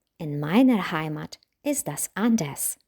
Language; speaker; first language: German; non-native, fluent; Ukrainian